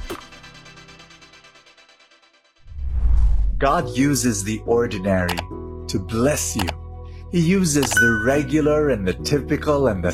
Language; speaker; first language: English; non-native, local second language; Filipino